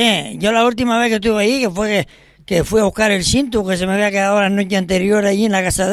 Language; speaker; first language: Spanish; native; Spanish